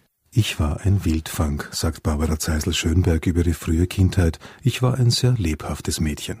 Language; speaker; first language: German; native; German